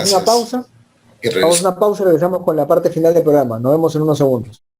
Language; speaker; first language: Spanish; native; Spanish